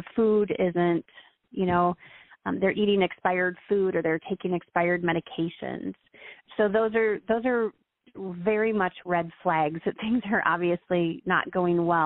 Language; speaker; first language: English; native; English